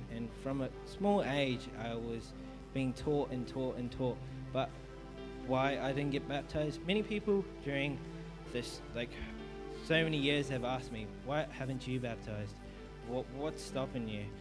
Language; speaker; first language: English; native; English